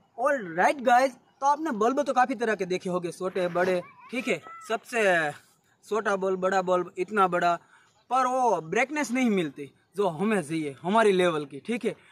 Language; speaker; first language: Hindi; non-native, local second language; Gujarati